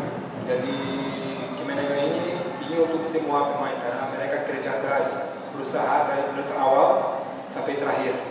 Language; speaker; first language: Indonesian; non-native, fluent; Portuguese